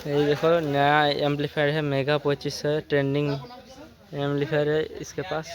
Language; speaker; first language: Hindi; non-native, local second language; Bangla